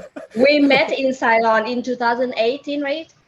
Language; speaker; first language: English; non-native, learner; Vietnamese